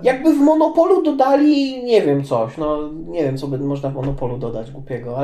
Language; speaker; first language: Polish; native; Polish